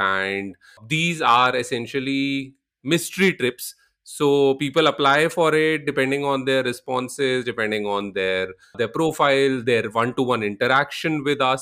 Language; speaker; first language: English; non-native, local second language; Hindi